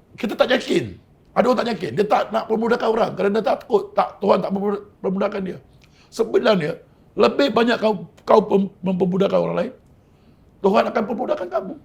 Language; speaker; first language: Malay; non-native, local second language; Chinese